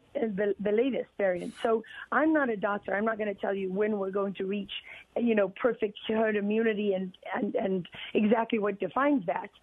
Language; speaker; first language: English; native; English